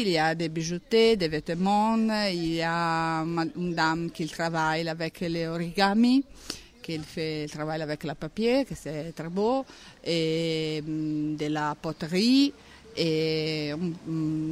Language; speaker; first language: French; non-native, learner; Italian